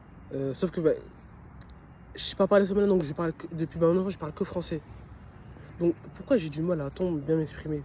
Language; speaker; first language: French; native; French